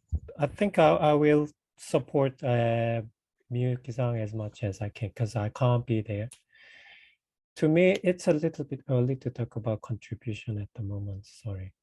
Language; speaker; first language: English; non-native, fluent; Korean